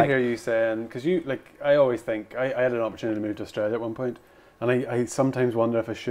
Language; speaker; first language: English; native; English